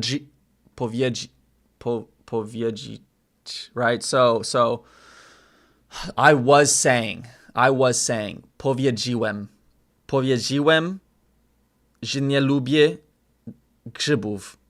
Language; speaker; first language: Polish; non-native, learner; English